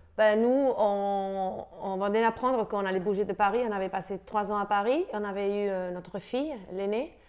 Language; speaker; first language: French; non-native, fluent; Spanish